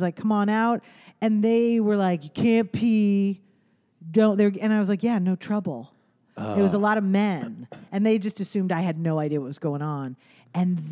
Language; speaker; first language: English; native; English